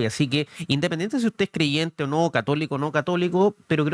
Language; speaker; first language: Spanish; native; Spanish